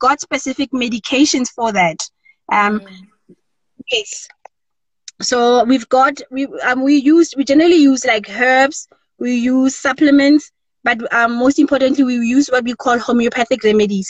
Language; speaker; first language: English; non-native, local second language; Tswana